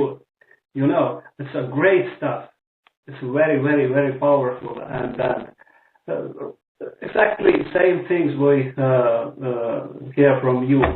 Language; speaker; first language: English; non-native, learner; Estonian